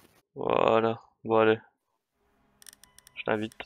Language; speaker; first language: French; native; French